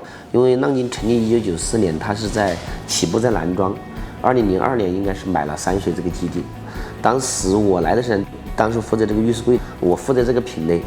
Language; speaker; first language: Chinese; native; Chinese